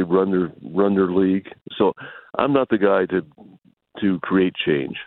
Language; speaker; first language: English; native; English